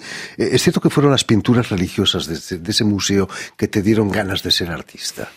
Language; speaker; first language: Spanish; native; Spanish